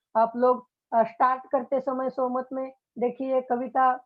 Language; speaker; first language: Hindi; non-native, local second language; Marathi